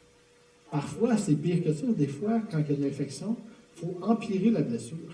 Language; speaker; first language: French; native; French